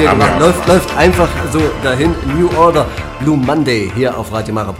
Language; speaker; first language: German; native; German